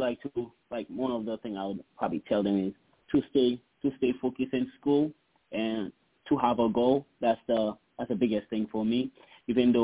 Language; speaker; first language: English; non-native, fluent; Haitian Creole